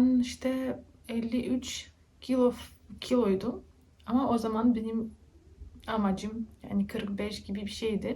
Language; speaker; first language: Turkish; non-native, learner; Russian